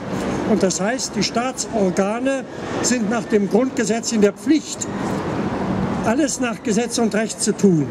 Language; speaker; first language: German; native; German